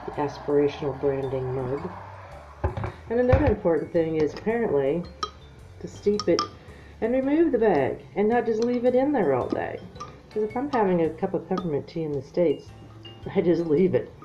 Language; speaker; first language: English; native; English